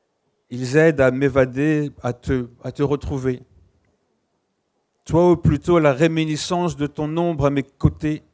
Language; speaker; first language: French; native; French